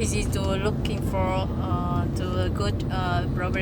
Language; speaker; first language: English; non-native, learner; Vietnamese